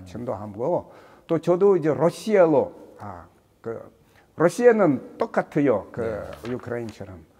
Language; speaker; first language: Korean; non-native, learner; Russian